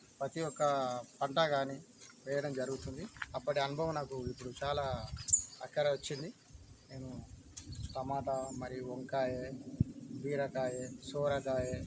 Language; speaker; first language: Telugu; native; Telugu